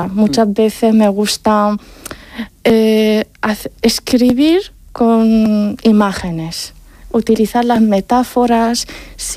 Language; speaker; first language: Spanish; non-native, fluent; Arabic